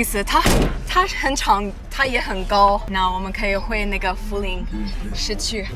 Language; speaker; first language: Chinese; non-native, fluent; English